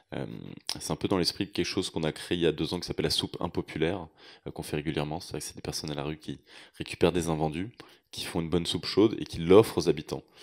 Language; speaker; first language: French; native; French